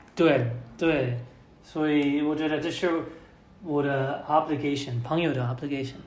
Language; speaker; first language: Chinese; non-native, learner; English